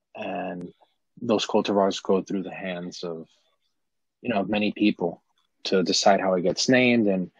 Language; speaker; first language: English; native; English